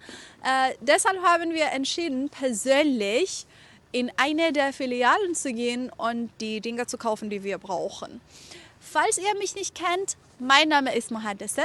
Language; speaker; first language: German; non-native, fluent; Persian